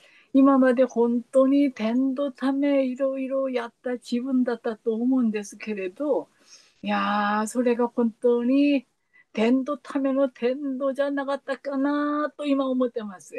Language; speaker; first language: Japanese; non-native, fluent; Korean